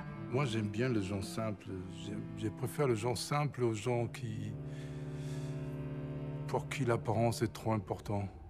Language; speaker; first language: French; non-native, fluent; German